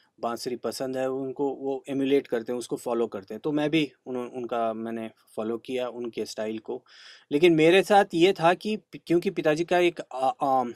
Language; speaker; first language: Hindi; non-native, local second language; Kannada